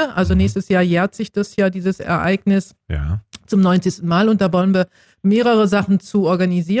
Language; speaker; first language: German; native; German